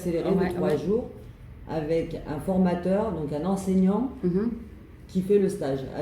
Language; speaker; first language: French; native; French